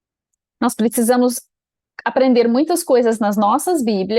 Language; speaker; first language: Portuguese; native; Portuguese